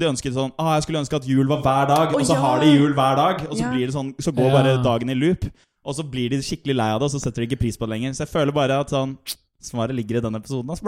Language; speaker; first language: Norwegian; native; Norwegian